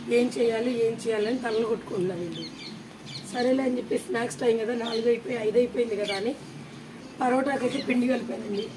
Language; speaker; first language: Telugu; non-native, local second language; Lambadi